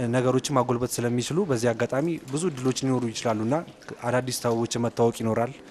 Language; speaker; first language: Amharic; native; Amharic